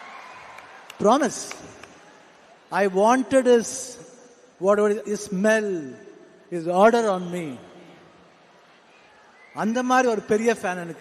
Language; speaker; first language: Tamil; non-native, local second language; Kannada